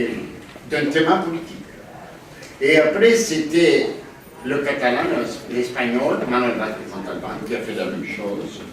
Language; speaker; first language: French; non-native, fluent; Greek